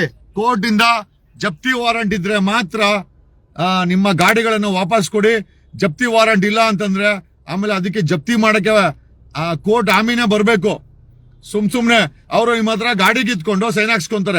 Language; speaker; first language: Kannada; native; Kannada